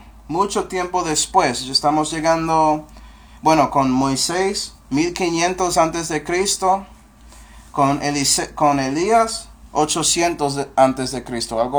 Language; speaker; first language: Spanish; non-native, fluent; English